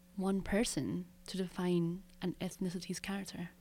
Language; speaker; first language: English; native; English